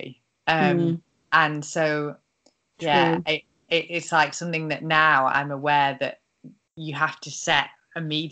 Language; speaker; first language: English; native; English